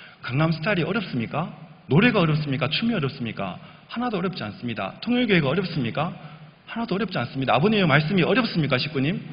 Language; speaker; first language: Korean; native; Korean